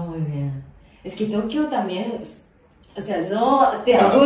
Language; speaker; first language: Spanish; non-native, fluent; Japanese